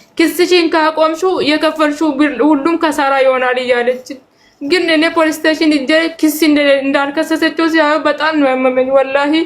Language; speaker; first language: Amharic; non-native, local second language; Oromo